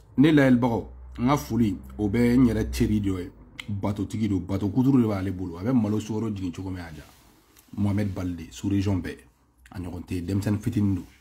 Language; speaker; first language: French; non-native, local second language; Bambara